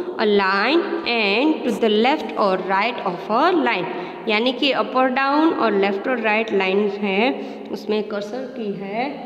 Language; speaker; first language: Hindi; non-native, local second language; Gujarati